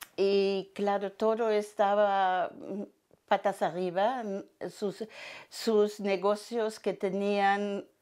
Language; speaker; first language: Spanish; non-native, fluent; German